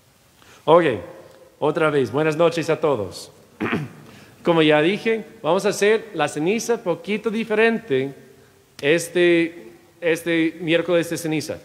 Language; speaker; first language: Spanish; non-native, fluent; English